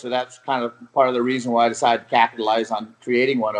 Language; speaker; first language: English; native; English